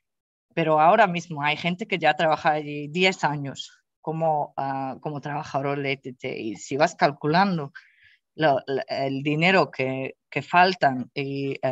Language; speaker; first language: Spanish; non-native, fluent; Dutch